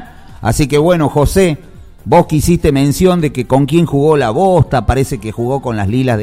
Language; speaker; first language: Spanish; native; Spanish